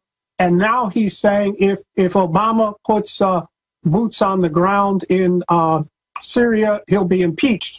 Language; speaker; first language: English; native; English